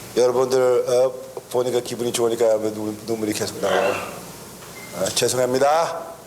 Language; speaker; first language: Korean; early bilingual, heritage; Korean